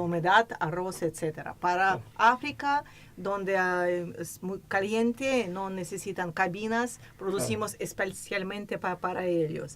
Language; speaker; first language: Spanish; non-native, fluent; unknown